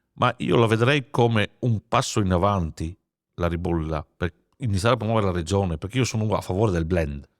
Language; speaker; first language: Italian; native; Italian